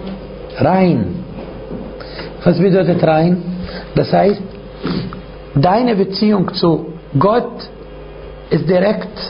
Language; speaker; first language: German; non-native, fluent; Arabic